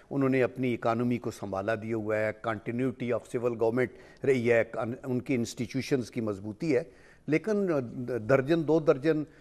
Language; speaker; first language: Urdu; native; Urdu